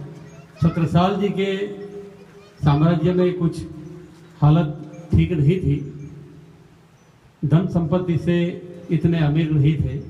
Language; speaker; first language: Hindi; non-native, local second language; Gujarati